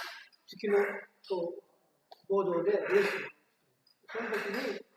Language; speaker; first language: Japanese; native; Japanese